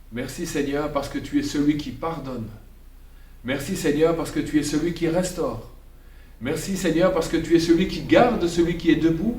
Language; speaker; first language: French; native; French